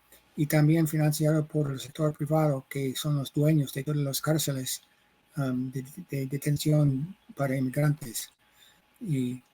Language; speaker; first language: Spanish; non-native, fluent; English